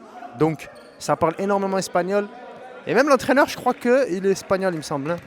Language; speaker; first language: French; native; French